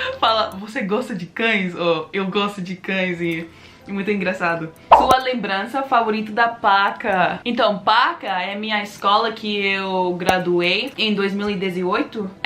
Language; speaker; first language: Portuguese; non-native, learner; English